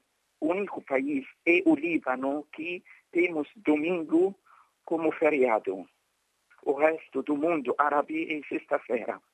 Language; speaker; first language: Portuguese; non-native, fluent; Arabic